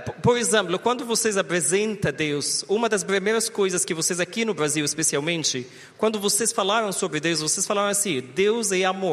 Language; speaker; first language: Portuguese; non-native, learner; Arabic